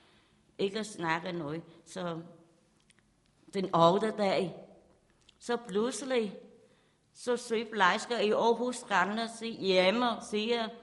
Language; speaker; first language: Danish; non-native, learner; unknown